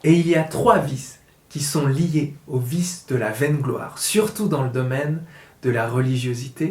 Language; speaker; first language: French; native; French